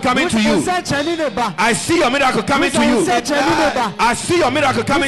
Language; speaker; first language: English; non-native, local second language; Akan